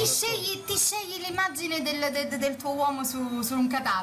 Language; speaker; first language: Italian; native; Italian